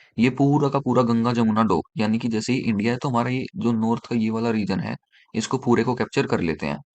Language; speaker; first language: Hindi; native; Hindi